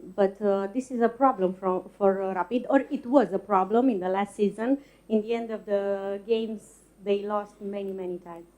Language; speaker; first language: English; non-native, fluent; Romanian